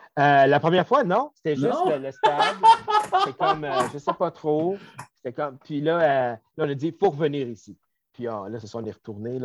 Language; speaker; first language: French; native; French